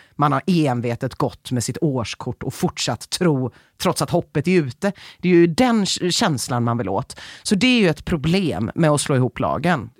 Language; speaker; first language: Swedish; native; Swedish